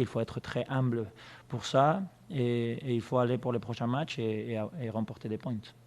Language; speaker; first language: French; non-native, fluent; Spanish